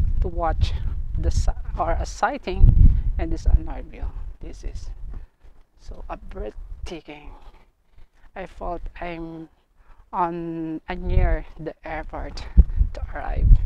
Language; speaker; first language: English; non-native, learner; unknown